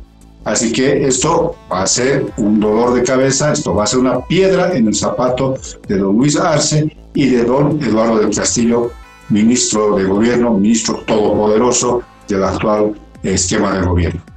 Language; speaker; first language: Spanish; native; Spanish